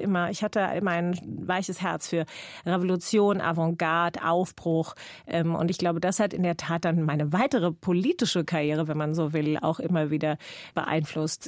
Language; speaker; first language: German; non-native, fluent; English